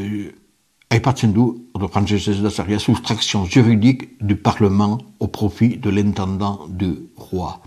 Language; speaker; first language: Basque; native; Basque